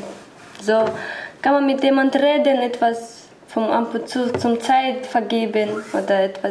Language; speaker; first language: German; non-native, learner; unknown